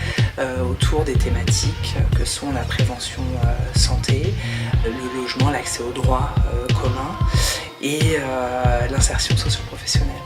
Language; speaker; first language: French; native; French